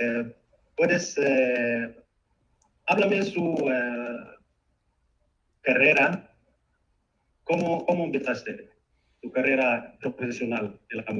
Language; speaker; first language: Spanish; non-native, fluent; Arabic